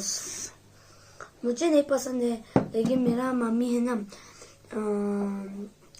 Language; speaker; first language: Hindi; non-native, local second language; Tibetan